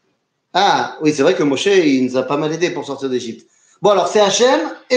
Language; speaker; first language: French; native; French